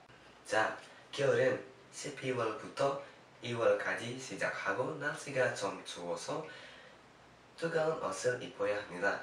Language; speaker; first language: Korean; non-native, learner; Indonesian